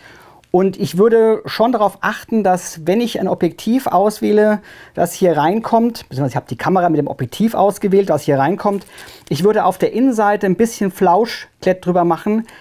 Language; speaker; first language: German; native; German